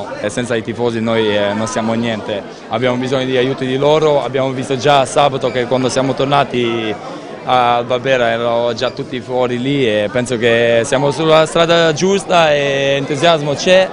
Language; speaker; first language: Italian; non-native, fluent; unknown